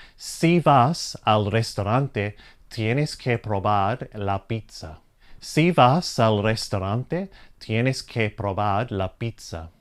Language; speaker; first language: Spanish; non-native, fluent; English